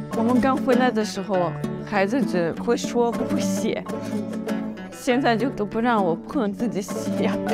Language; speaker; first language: Chinese; non-native, fluent; Russian